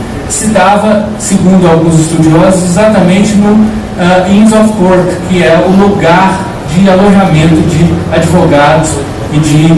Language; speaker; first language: Portuguese; native; Portuguese